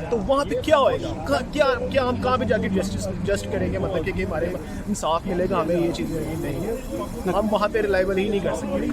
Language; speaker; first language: Urdu; non-native, local second language; Punjabi